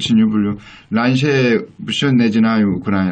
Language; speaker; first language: Russian; non-native, learner; Korean